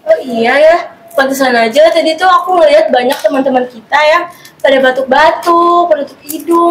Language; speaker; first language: Indonesian; native; Indonesian